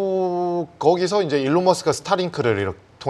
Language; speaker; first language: Korean; native; Korean